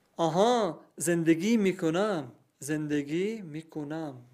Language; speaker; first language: Persian; non-native, learner; Arabic